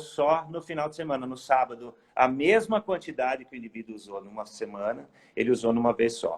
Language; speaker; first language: Portuguese; native; Portuguese